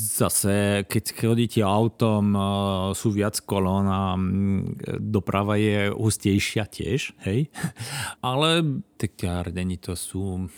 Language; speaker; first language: Slovak; non-native, fluent; French